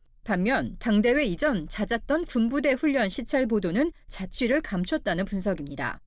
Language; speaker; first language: Korean; native; Korean